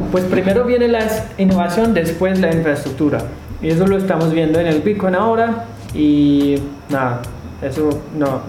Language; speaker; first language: Spanish; non-native, learner; German